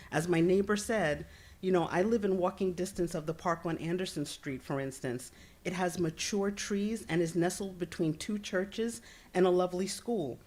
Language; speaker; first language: English; native; English